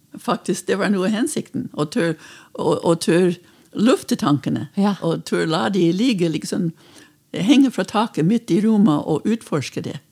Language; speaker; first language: Norwegian; non-native, fluent; English